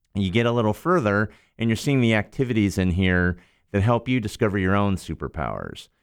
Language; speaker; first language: English; native; English